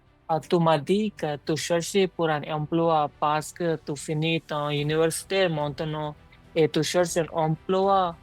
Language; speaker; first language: French; non-native, learner; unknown